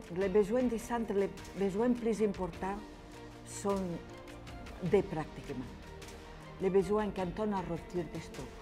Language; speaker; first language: French; non-native, fluent; Spanish